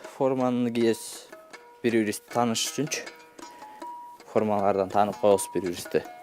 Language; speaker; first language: Kyrgyz; non-native, local second language; Russian